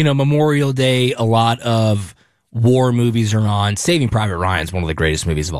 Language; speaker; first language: English; native; English